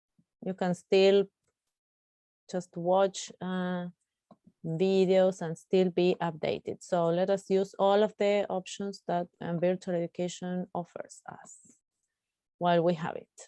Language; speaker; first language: English; non-native, fluent; Spanish